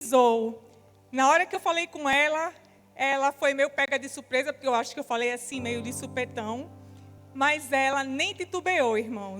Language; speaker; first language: Portuguese; native; Portuguese